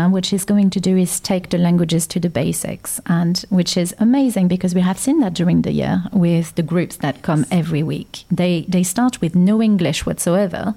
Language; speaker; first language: English; non-native, fluent; French